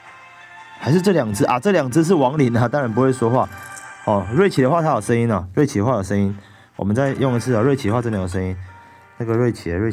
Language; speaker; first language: Chinese; native; Chinese